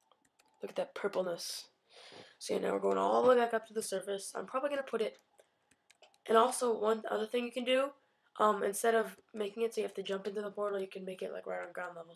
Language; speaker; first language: English; native; English